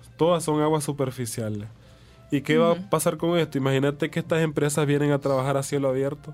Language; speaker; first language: Spanish; native; Spanish